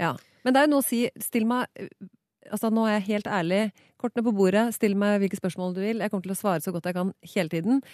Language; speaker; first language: Norwegian; native; Norwegian